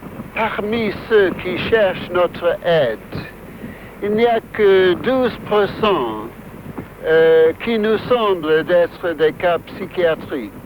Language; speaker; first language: French; non-native, fluent; English